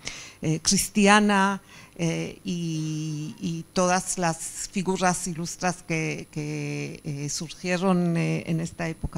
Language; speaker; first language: Spanish; non-native, fluent; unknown